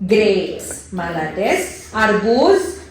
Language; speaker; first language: Russian; non-native, learner; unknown